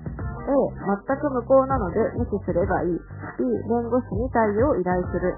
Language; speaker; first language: Japanese; native; Japanese